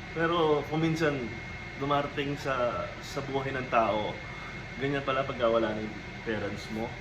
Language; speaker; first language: Filipino; non-native, local second language; Pampanga